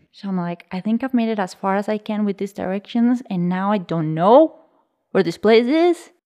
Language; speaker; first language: English; early bilingual, other home language; Spanish